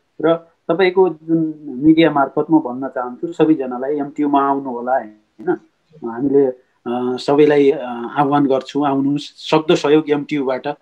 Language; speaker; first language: Nepali; native; Nepali